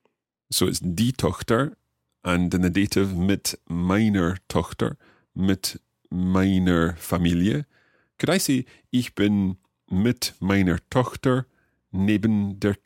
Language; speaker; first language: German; non-native, learner; English